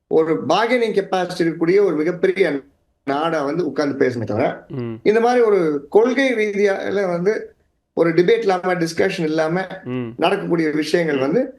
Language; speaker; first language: Tamil; native; Tamil